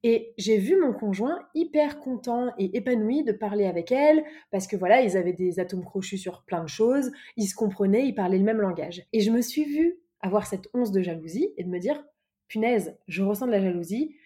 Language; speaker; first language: French; native; French